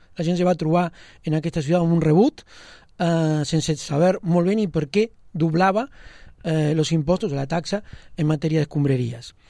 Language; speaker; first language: Catalan; non-native, local second language; Spanish